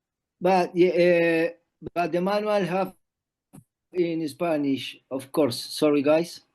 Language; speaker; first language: English; non-native, learner; Spanish